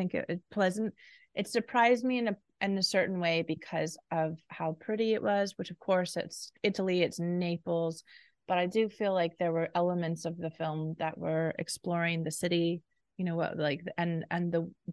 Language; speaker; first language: English; native; English